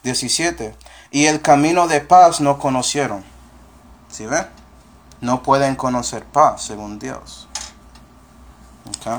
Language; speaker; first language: Spanish; early bilingual, heritage; Spanish